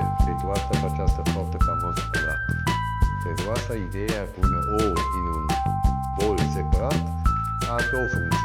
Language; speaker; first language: Romanian; non-native, learner; Swiss German